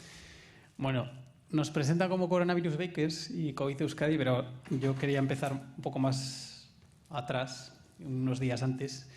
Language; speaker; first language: Spanish; native; Spanish